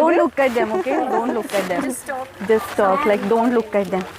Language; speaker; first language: English; non-native, local second language; Malayalam